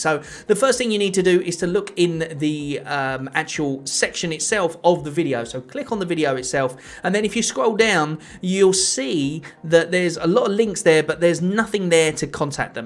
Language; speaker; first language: English; native; English